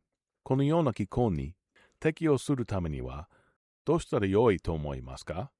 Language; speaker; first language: Japanese; non-native, learner; English